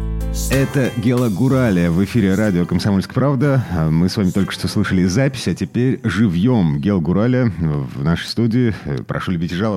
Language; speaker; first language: Russian; native; Russian